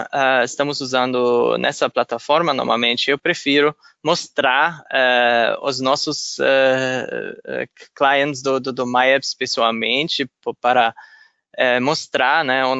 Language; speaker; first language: Portuguese; non-native, fluent; German